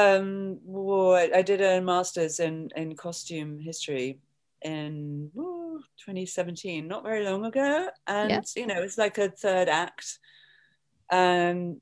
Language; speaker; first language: English; native; English